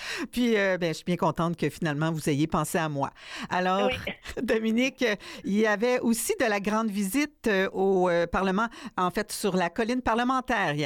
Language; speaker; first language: French; native; French